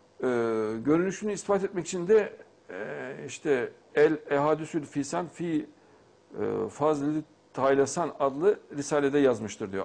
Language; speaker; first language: Turkish; native; Turkish